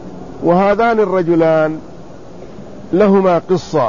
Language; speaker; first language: Arabic; native; Arabic